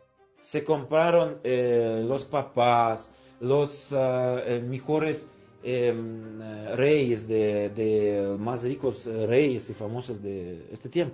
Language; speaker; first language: Spanish; non-native, fluent; Russian